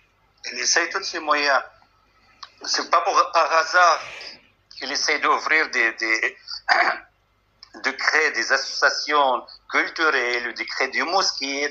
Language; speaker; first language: French; non-native, fluent; Arabic